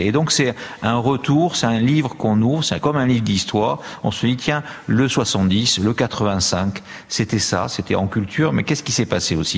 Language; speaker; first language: French; native; French